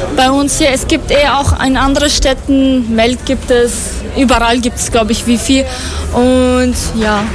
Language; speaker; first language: German; non-native, fluent; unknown